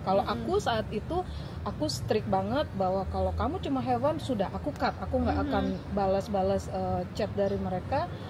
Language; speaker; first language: Indonesian; native; Indonesian